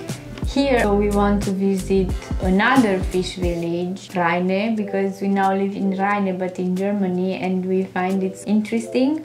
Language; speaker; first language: English; non-native, learner; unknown